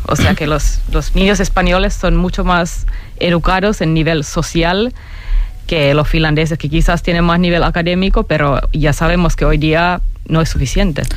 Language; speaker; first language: Spanish; non-native, fluent; Finnish